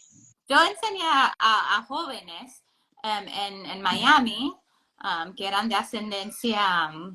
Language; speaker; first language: Spanish; non-native, fluent; English